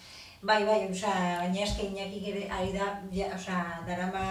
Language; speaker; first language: Basque; non-native, local second language; Spanish